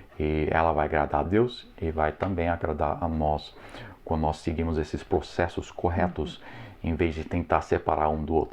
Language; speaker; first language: Portuguese; non-native, fluent; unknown